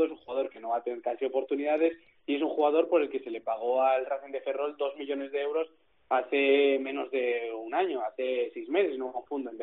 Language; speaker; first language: Spanish; native; Spanish